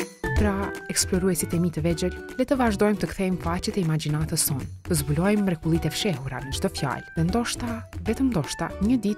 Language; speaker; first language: Albanian; native; Albanian